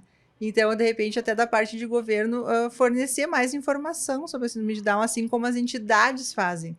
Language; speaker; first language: Portuguese; native; Portuguese